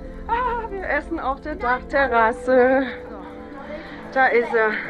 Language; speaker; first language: German; native; German